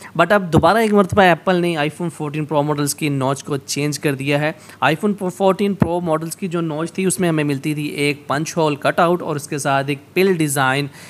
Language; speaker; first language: Urdu; native; Urdu